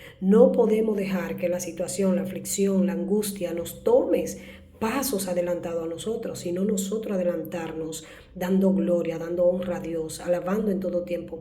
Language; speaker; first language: Spanish; native; Spanish